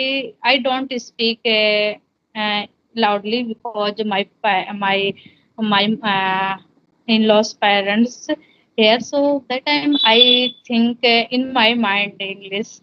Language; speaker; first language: English; non-native, learner; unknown